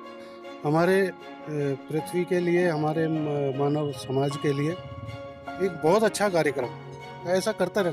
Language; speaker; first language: Hindi; native; Hindi